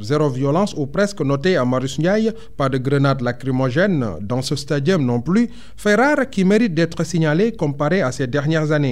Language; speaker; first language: French; non-native, local second language; Wolof